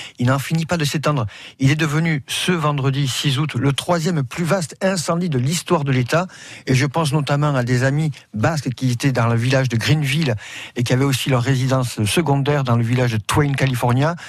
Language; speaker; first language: French; native; French